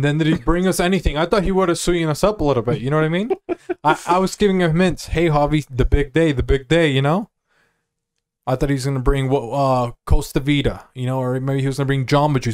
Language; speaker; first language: English; native; English